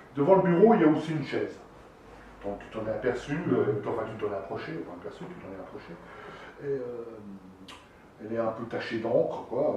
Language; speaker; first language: French; native; French